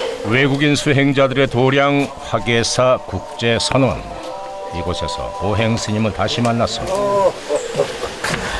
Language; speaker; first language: Korean; native; Korean